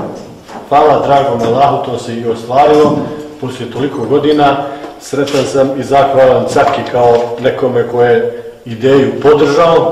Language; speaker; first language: Bosnian; native; Bosnian